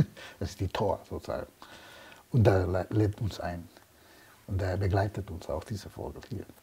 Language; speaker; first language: German; non-native, fluent; Spanish